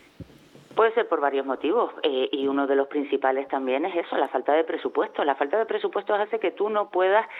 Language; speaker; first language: Spanish; native; Spanish